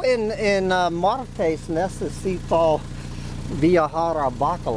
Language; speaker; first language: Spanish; non-native, learner; English